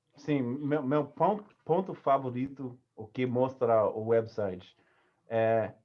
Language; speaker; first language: Portuguese; non-native, learner; English